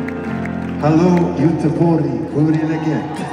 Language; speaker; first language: Swedish; non-native, learner; English